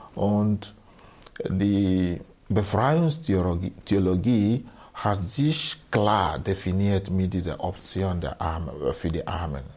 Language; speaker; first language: German; non-native, fluent; Igbo